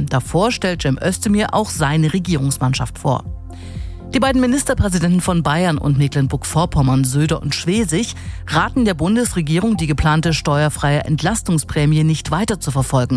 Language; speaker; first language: German; native; German